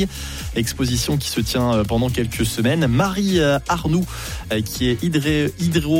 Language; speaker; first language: French; native; French